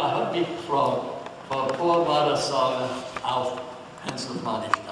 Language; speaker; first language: German; early bilingual, heritage; English